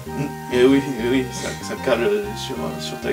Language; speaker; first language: French; native; French